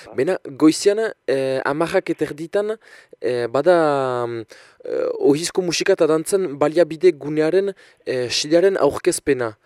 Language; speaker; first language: Basque; native; Basque